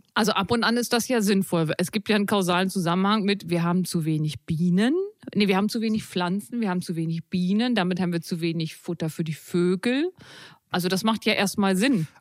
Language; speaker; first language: German; native; German